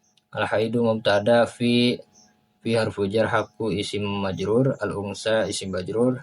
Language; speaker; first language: Arabic; non-native, learner; Indonesian